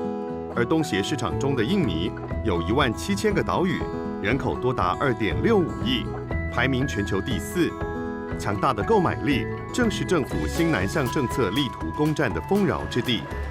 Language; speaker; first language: Chinese; native; Chinese